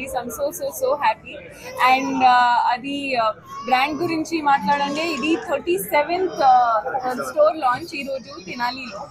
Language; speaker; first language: Telugu; non-native, learner; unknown